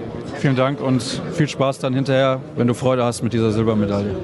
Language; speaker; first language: German; native; German